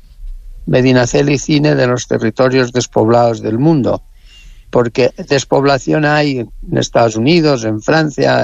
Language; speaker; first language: Spanish; native; Spanish